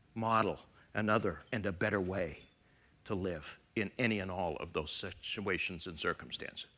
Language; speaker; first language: English; native; English